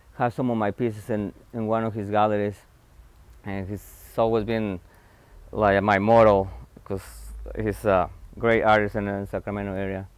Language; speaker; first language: English; non-native, fluent; Spanish